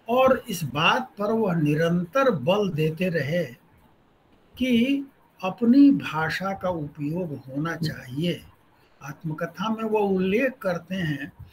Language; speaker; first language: Hindi; native; Hindi